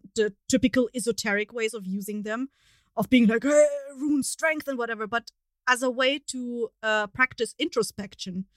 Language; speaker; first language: English; non-native, fluent; German